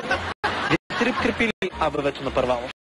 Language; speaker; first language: Bulgarian; native; Bulgarian